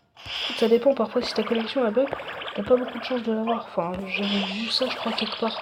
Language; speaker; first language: French; native; French